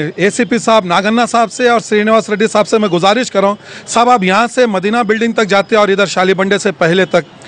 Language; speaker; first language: Urdu; native; Urdu